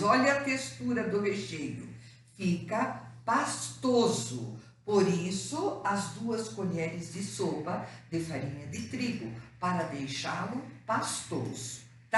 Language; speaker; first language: Portuguese; native; Portuguese